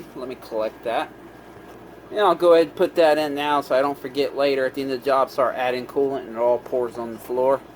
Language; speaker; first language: English; native; English